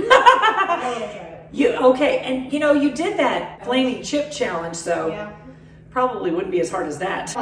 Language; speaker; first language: English; native; English